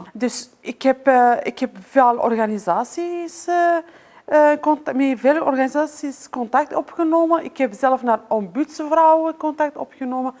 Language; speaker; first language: Dutch; non-native, fluent; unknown